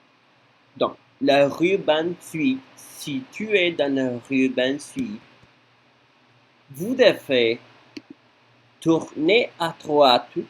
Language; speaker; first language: French; non-native, learner; Spanish